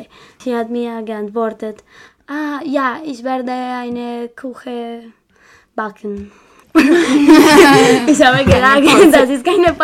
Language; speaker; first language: German; non-native, learner; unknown